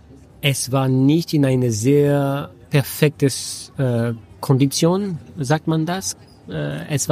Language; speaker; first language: German; non-native, fluent; French